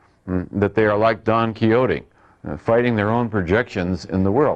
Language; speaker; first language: English; native; English